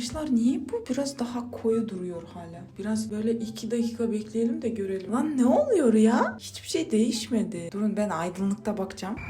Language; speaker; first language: Turkish; non-native, fluent; Kyrgyz